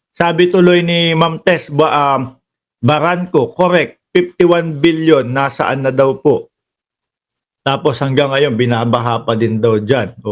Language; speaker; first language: Filipino; native; Filipino